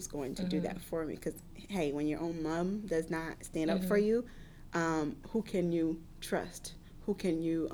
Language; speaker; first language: English; early bilingual, other home language; Haitian Creole